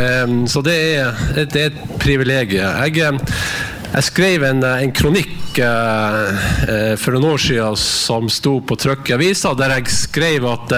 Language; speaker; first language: Norwegian; native; Norwegian